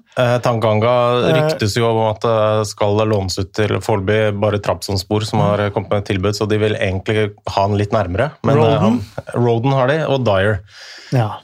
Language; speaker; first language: Norwegian; native; Norwegian